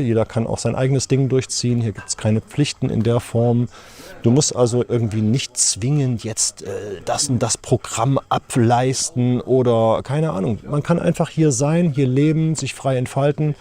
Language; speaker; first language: German; native; German